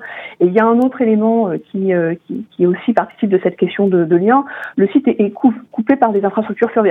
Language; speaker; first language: French; native; French